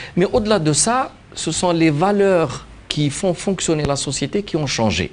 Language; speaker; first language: French; non-native, local second language; Arabic